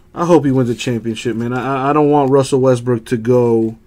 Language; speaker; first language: English; native; English